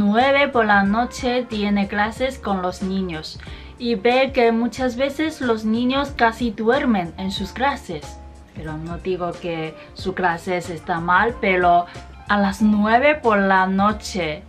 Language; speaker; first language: Spanish; non-native, fluent; Chinese